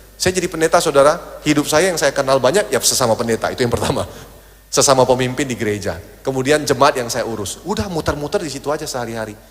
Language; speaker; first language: Indonesian; native; Indonesian